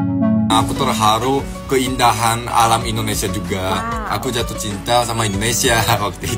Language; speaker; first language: Indonesian; non-native, fluent; Japanese